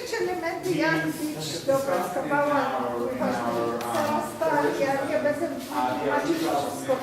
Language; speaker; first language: Polish; non-native, fluent; Hebrew